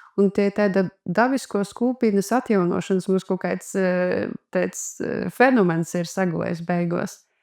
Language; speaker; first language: Latvian; native; Latvian